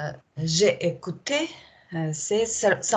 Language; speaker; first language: French; non-native, learner; Russian